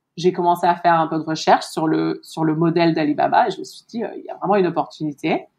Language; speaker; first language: French; early bilingual, heritage; French